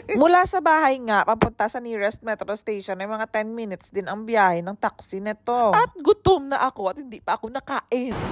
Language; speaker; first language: Filipino; non-native, local second language; Hiligaynon